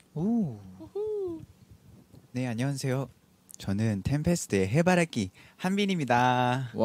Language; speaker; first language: Korean; non-native, fluent; Vietnamese